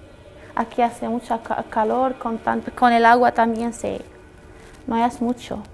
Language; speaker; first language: Spanish; non-native, learner; Arabic